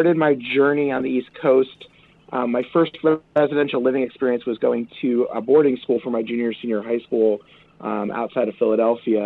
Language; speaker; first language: English; native; English